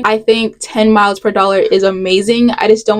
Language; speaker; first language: English; native; English